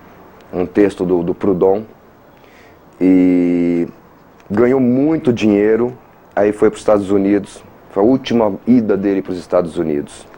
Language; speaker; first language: Portuguese; native; Portuguese